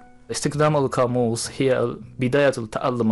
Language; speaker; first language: Arabic; non-native, fluent; Japanese